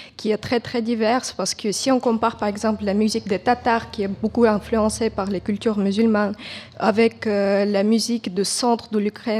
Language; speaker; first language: French; non-native, fluent; Ukrainian